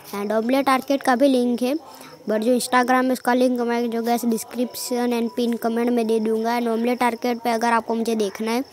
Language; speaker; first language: Hindi; non-native, local second language; Gujarati